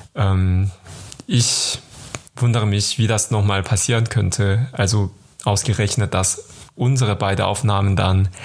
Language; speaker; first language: German; non-native, fluent; Korean